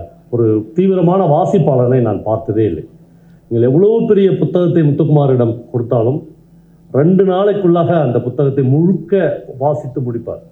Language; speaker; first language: Tamil; native; Tamil